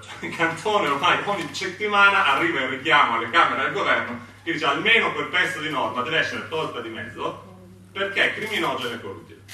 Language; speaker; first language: Italian; native; Italian